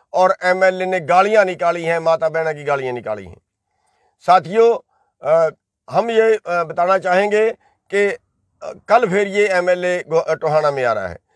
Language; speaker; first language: Hindi; native; Hindi